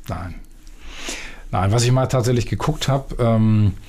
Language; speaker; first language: German; native; German